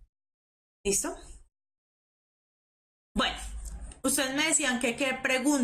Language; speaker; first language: Spanish; native; Spanish